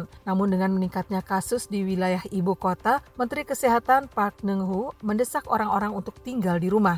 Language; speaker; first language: Indonesian; native; Indonesian